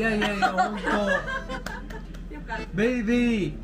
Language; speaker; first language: Japanese; native; Japanese